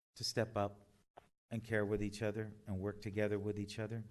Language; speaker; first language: English; native; English